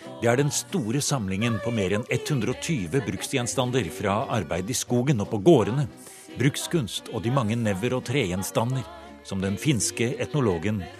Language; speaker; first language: Norwegian; native; Norwegian